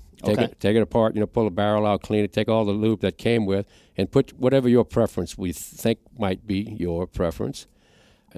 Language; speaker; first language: English; native; English